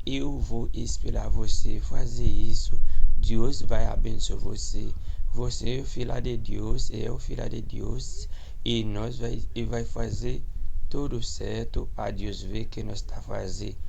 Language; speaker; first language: Portuguese; non-native, learner; Haitian Creole